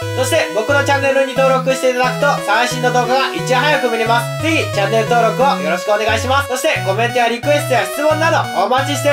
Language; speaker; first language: Japanese; native; Japanese